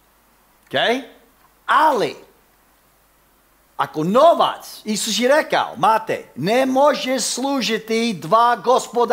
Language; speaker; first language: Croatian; non-native, fluent; English